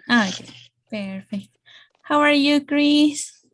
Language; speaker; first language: English; non-native, fluent; Spanish